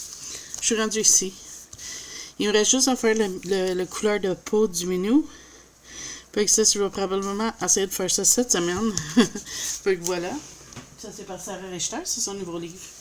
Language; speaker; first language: French; native; French